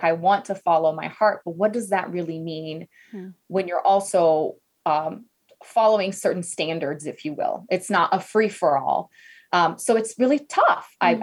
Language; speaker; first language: English; non-native, fluent; Portuguese